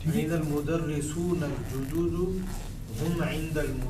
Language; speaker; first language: Arabic; non-native, learner; Urdu